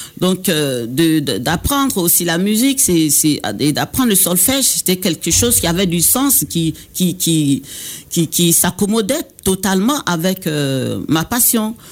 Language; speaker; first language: French; non-native, local second language; Baoulé